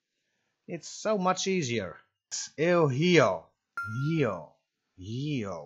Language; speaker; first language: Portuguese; non-native, learner; Dutch